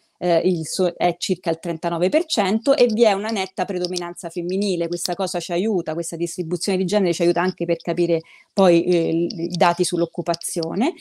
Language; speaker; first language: Italian; native; Italian